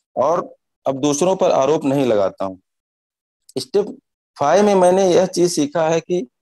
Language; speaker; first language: Hindi; native; Hindi